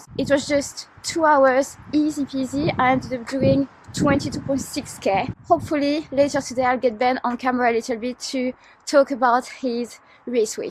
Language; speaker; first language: English; native; English